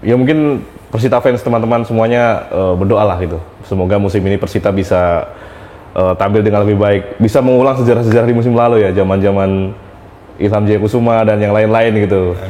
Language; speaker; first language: Indonesian; native; Indonesian